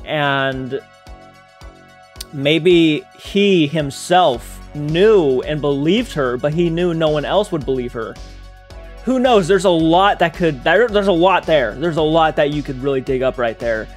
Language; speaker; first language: English; native; English